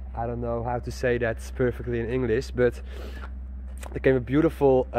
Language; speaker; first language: English; non-native, learner; Western Frisian